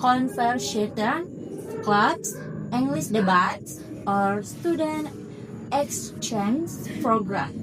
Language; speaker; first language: English; non-native, learner; Indonesian